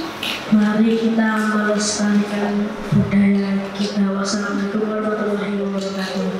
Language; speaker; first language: Indonesian; native; Indonesian